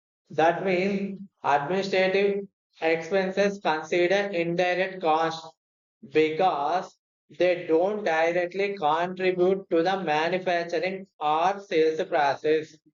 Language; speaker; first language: English; non-native, local second language; Telugu